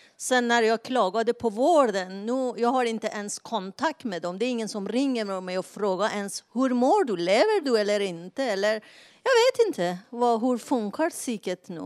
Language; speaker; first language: Swedish; non-native, fluent; Persian